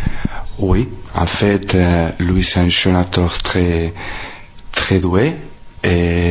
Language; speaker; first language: French; non-native, fluent; Spanish